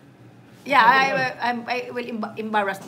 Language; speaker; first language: English; non-native, local second language; Filipino